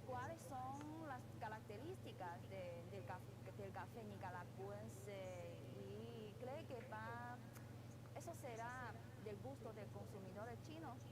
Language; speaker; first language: Spanish; non-native, fluent; Chinese